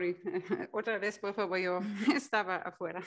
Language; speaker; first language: Spanish; non-native, fluent; German